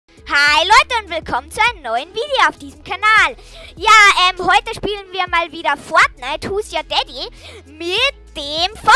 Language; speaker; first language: German; native; German